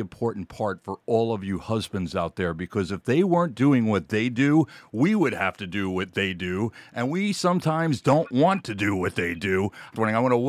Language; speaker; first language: English; native; English